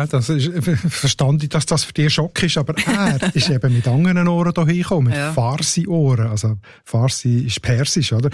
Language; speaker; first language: German; native; German